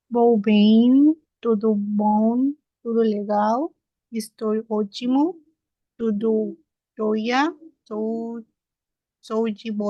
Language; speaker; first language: Portuguese; non-native, learner; Spanish